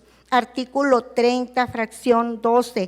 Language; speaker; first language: Spanish; native; Spanish